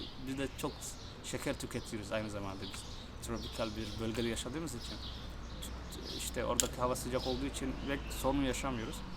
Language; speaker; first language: Turkish; non-native, fluent; Somali